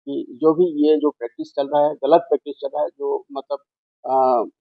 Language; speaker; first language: Hindi; non-native, local second language; Assamese